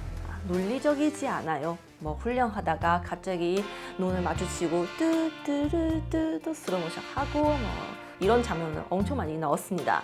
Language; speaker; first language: Korean; non-native, fluent; Chinese